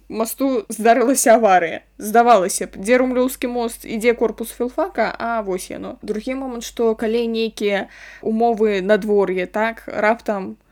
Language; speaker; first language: Belarusian; non-native, local second language; Russian